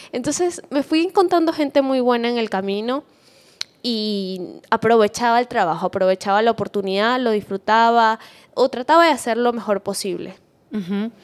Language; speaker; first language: Spanish; native; Spanish